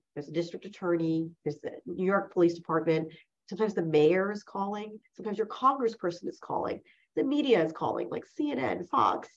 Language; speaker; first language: English; early bilingual, other home language; Chinese